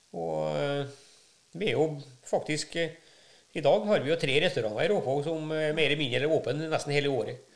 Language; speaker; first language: Norwegian; native; Norwegian